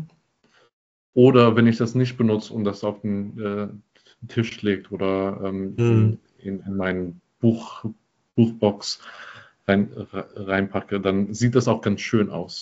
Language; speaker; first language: German; non-native, fluent; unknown